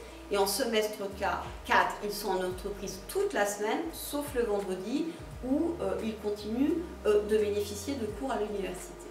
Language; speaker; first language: French; native; French